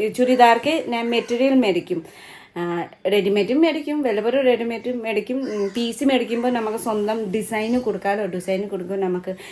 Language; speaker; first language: Malayalam; native; Malayalam